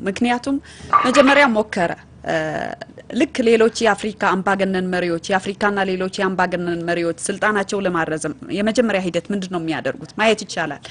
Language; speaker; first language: Amharic; non-native, local second language; Tigrinya